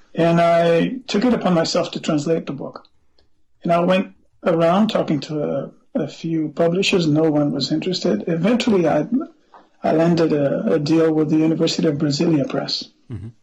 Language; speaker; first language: English; non-native, fluent; Portuguese